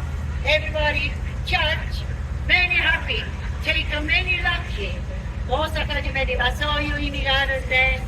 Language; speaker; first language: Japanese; native; Japanese